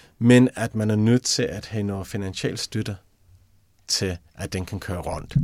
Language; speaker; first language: Danish; non-native, fluent; English